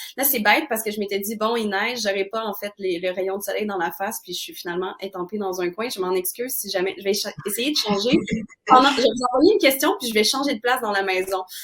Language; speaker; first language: French; native; French